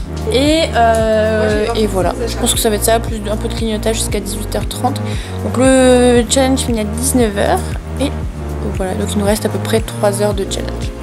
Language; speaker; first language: French; native; French